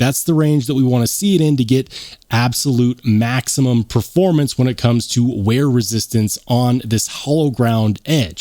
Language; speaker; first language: English; native; English